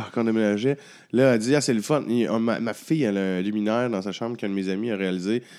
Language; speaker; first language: French; native; French